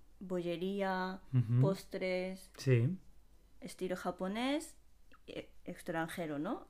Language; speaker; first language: Spanish; non-native, fluent; Japanese